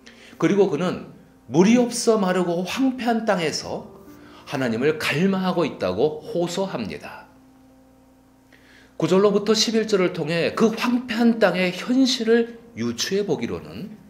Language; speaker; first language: Korean; native; Korean